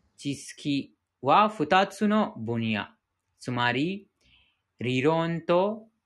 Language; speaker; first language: Japanese; non-native, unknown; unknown